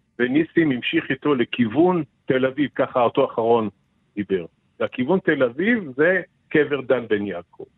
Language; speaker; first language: Hebrew; early bilingual, other home language; French